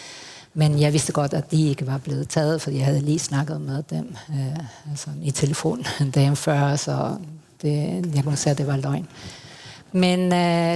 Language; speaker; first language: Danish; non-native, fluent; Spanish